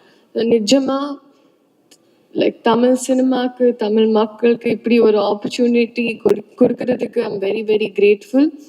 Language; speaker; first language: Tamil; non-native, learner; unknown